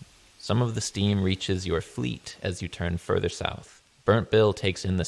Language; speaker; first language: English; native; English